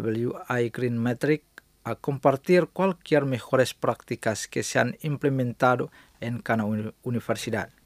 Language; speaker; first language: Spanish; non-native, fluent; Indonesian